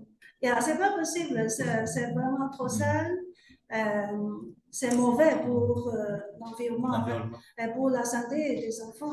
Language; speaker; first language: French; non-native, fluent; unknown